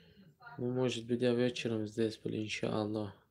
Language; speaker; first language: Russian; non-native, learner; Tajik